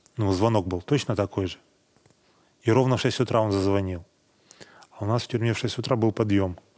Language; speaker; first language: Russian; native; Russian